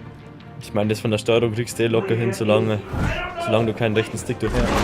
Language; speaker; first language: German; native; German